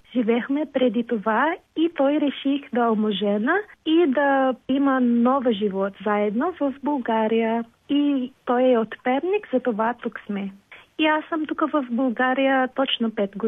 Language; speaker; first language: Bulgarian; non-native, learner; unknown